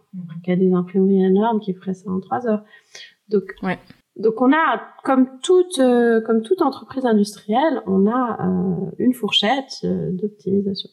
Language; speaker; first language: French; early bilingual, heritage; French